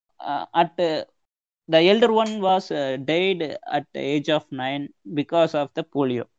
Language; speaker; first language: English; non-native, local second language; Tamil